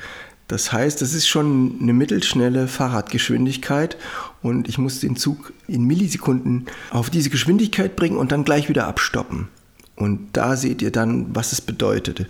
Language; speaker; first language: German; native; German